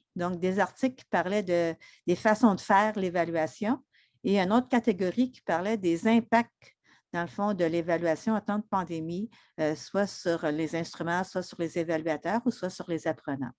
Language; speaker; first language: French; native; French